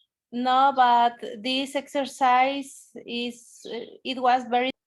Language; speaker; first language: English; non-native, learner; Spanish